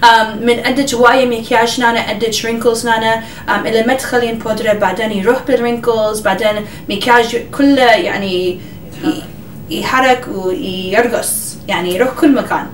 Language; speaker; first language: Arabic; early bilingual, heritage; English